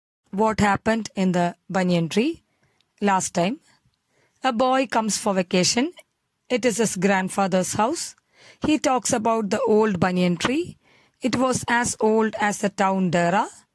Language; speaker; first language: English; non-native, local second language; Malayalam